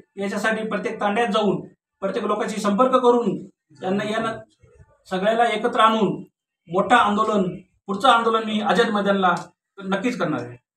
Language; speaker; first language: Marathi; non-native, local second language; Lambadi